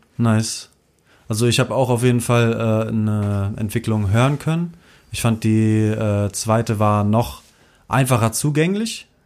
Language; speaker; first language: German; native; German